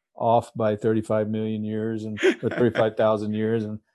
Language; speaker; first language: English; native; English